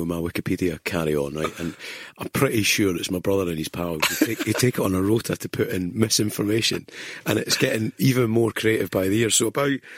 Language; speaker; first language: English; native; English